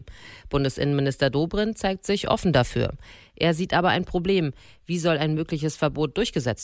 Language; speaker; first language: German; native; German